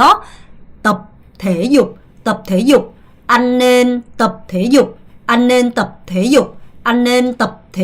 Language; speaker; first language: Vietnamese; non-native, fluent; Korean